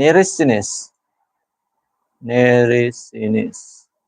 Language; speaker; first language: Turkish; non-native, learner; Filipino